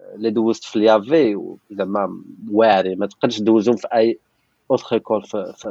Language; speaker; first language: Arabic; non-native, local second language; Tachelhit